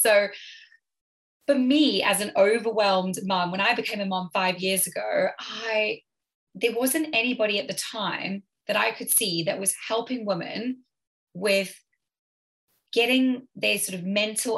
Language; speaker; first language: English; native; English